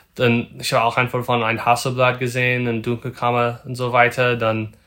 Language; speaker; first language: German; non-native, learner; English